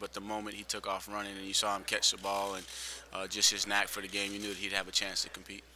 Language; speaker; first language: English; native; English